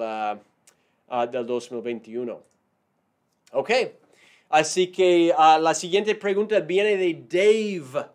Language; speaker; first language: Spanish; non-native, fluent; English